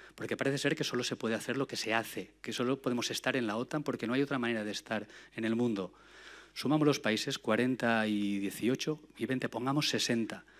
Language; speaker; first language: Spanish; native; Spanish